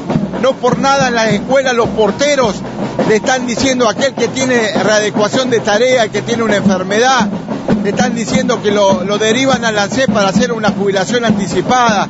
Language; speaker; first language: Spanish; native; Spanish